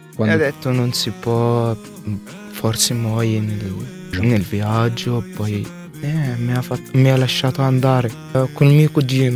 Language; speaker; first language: Italian; non-native, learner; Arabic